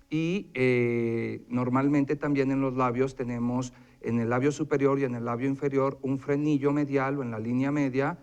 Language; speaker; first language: Spanish; native; Spanish